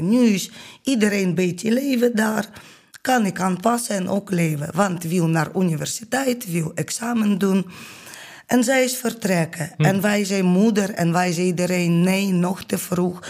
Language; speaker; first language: Dutch; non-native, learner; Ukrainian